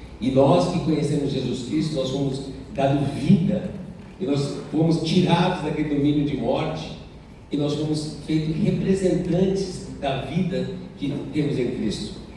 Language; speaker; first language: Portuguese; non-native, fluent; English